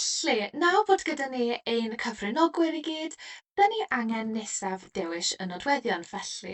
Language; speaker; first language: Welsh; non-native, local second language; English